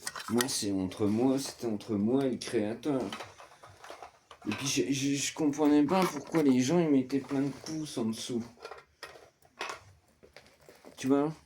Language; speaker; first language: French; native; French